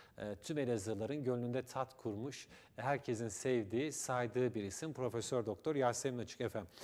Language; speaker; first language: Turkish; native; Turkish